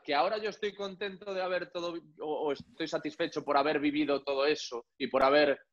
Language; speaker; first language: Spanish; native; Spanish